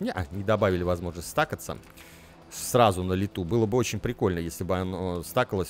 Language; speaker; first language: Russian; native; Russian